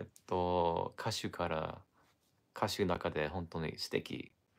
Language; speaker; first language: Japanese; non-native, learner; English